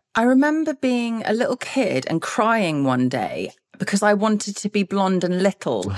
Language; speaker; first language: English; early bilingual, other home language; Filipino